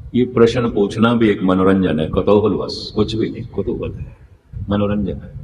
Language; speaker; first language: Hindi; non-native, local second language; Punjabi